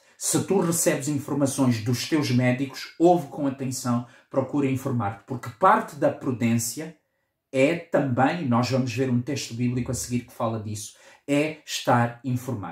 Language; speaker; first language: Portuguese; native; Portuguese